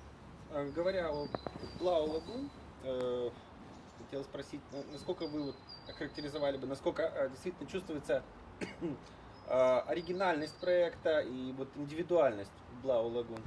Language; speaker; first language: Russian; native; Russian